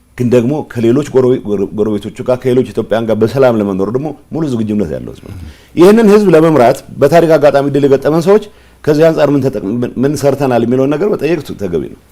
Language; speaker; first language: Amharic; non-native, local second language; Tigrinya